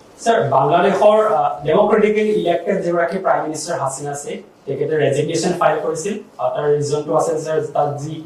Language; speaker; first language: Assamese; native; Assamese